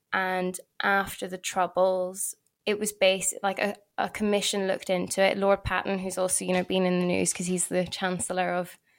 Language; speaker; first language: English; native; English